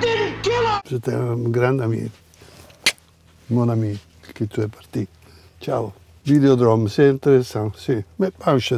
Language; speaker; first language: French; non-native, fluent; Italian